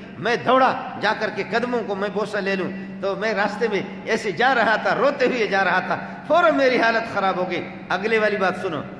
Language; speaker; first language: Urdu; non-native, local second language; Baluchi